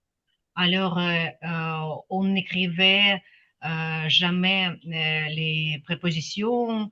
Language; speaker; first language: French; non-native, fluent; Ukrainian